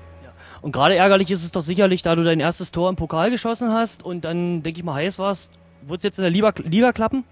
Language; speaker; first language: German; native; German